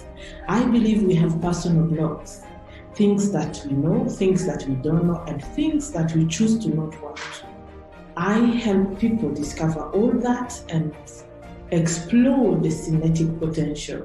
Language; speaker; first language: English; non-native, local second language; Kinyarwanda